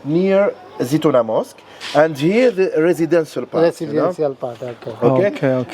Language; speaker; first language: English; non-native, learner; Arabic